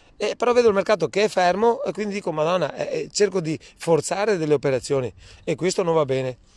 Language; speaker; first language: Italian; native; Italian